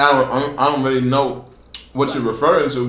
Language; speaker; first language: English; native; English